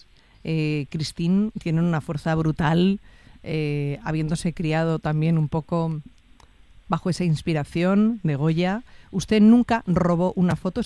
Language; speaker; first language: Spanish; native; Spanish